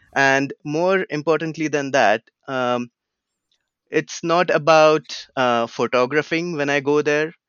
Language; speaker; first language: English; non-native, local second language; Marathi